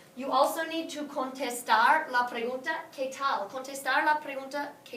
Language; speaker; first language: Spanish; non-native, fluent; English